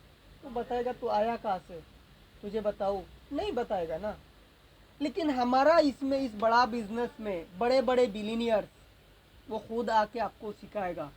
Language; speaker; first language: Hindi; non-native, local second language; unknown